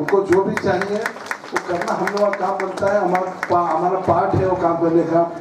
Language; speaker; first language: Hindi; non-native, local second language; Marathi